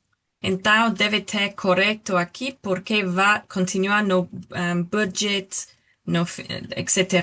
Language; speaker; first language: Portuguese; non-native, learner; English